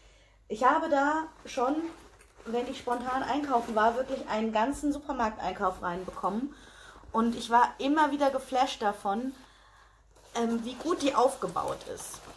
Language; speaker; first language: German; native; German